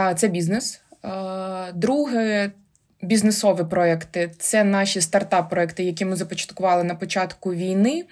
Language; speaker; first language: Ukrainian; non-native, local second language; Russian